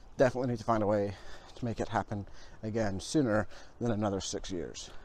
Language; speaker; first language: English; native; English